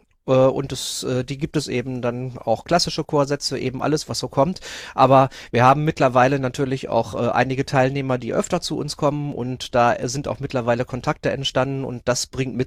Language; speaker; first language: German; native; German